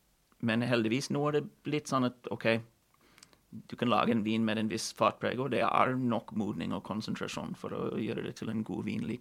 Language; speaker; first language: Norwegian; non-native, fluent; English